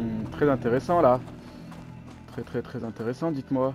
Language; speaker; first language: French; native; French